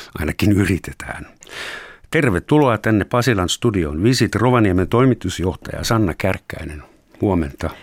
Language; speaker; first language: Finnish; non-native, fluent; German